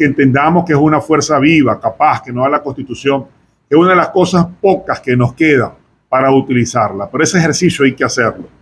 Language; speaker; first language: Spanish; native; Spanish